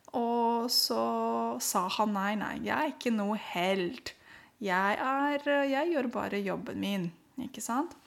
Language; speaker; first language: Norwegian; non-native, fluent; Romanian